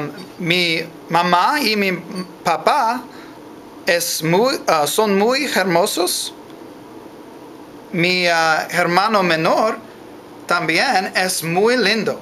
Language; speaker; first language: Spanish; non-native, learner; English